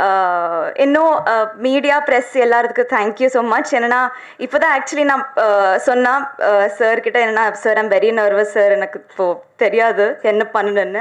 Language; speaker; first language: Tamil; non-native, learner; Telugu